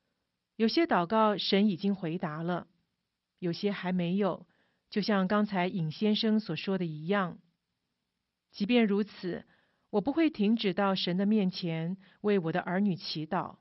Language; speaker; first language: Chinese; native; Chinese